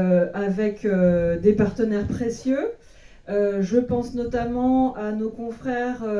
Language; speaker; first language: French; native; French